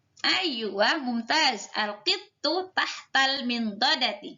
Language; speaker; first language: Arabic; non-native, fluent; Indonesian